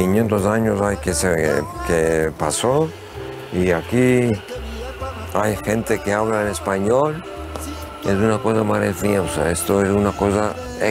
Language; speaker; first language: Spanish; early bilingual, heritage; Ladino